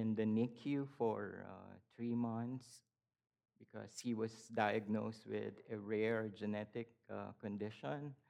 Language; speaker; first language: English; non-native, local second language; Filipino